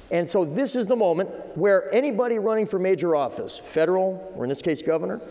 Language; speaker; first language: English; native; English